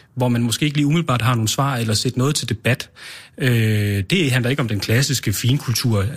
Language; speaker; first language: Danish; native; Danish